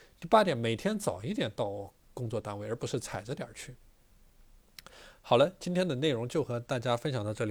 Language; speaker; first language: Chinese; native; Chinese